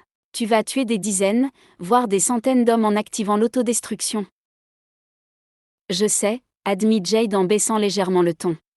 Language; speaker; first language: French; native; French